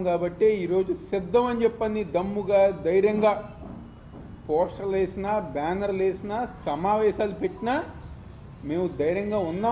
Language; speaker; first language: Telugu; native; Telugu